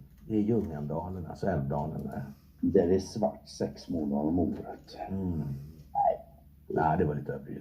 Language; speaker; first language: Swedish; native; Swedish